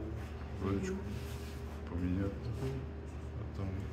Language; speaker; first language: Russian; non-native, learner; Bulgarian